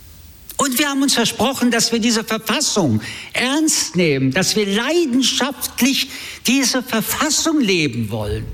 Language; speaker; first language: German; early bilingual, other home language; French